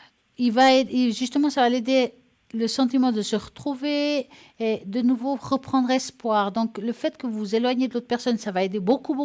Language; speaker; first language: French; native; French